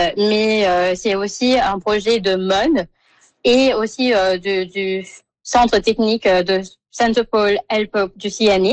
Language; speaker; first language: French; non-native, local second language; Morisyen